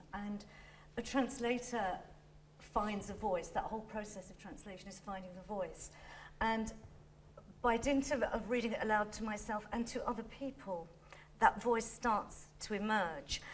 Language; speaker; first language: English; native; English